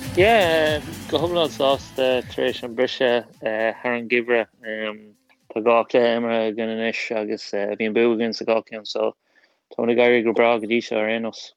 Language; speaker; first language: Irish; non-native, local second language; English